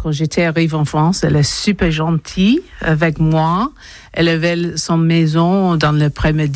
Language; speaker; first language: French; non-native, learner; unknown